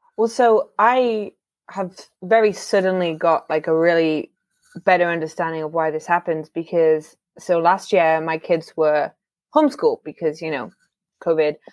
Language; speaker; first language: English; native; English